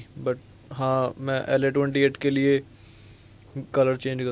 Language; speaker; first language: Hindi; non-native, local second language; Punjabi